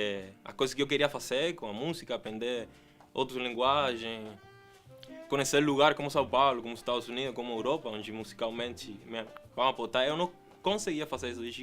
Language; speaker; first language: Portuguese; non-native, fluent; Spanish